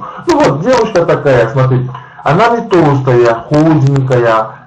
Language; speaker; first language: Russian; non-native, learner; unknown